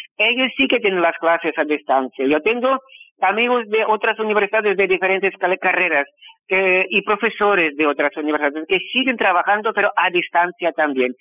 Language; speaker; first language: Spanish; non-native, fluent; Russian